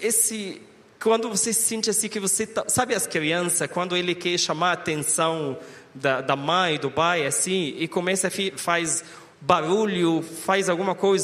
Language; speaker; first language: Portuguese; non-native, learner; Arabic